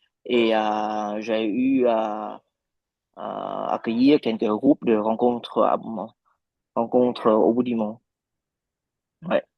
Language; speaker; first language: French; non-native, fluent; Vietnamese